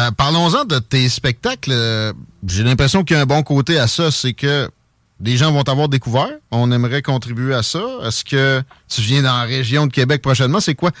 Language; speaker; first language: French; native; French